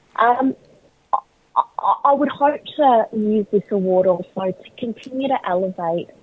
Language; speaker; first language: English; early bilingual, other home language; Vietnamese